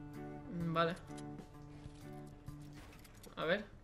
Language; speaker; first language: Spanish; native; Spanish